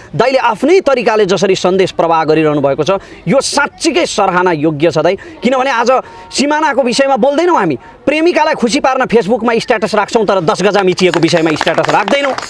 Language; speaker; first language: Nepali; native; Nepali